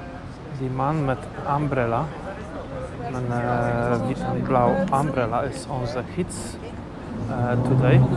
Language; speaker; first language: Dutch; non-native, learner; Polish